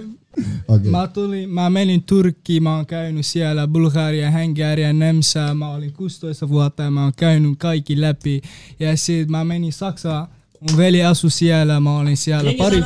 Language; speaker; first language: Finnish; non-native, learner; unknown